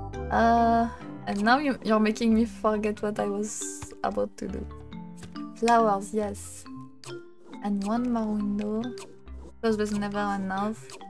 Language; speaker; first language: English; non-native, fluent; French